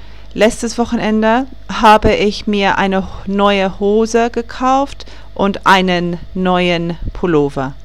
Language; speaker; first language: German; non-native, learner; English